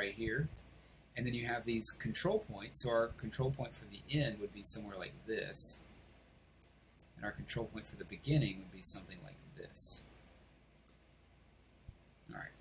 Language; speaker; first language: English; native; English